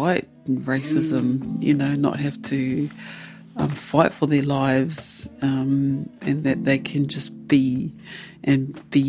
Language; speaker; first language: English; non-native, local second language; Māori